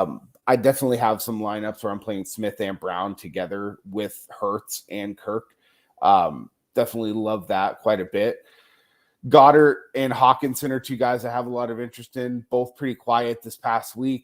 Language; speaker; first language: English; native; English